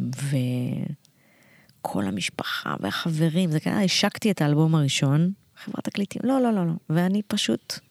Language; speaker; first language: Hebrew; early bilingual, other home language; Russian